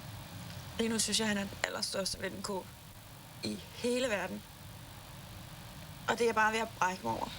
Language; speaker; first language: Danish; native; Danish